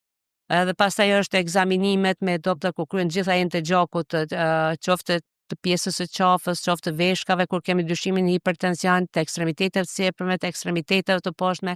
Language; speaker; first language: Albanian; native; Albanian